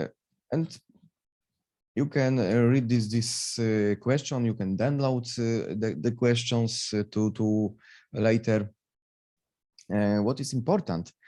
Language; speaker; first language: English; non-native, fluent; Polish